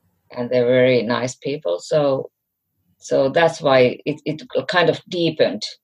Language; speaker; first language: English; non-native, fluent; Finnish